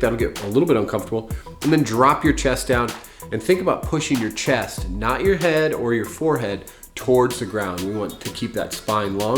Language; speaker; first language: English; native; English